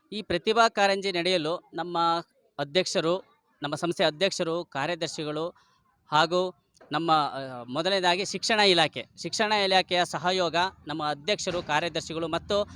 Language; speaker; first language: Kannada; native; Kannada